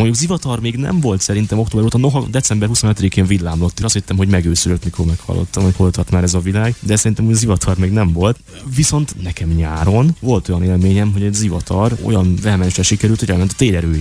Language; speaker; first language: Hungarian; native; Hungarian